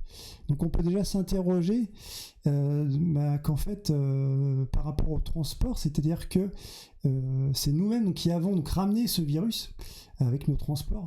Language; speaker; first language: French; native; French